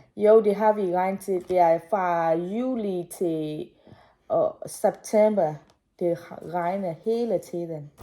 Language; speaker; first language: Danish; non-native, learner; Burmese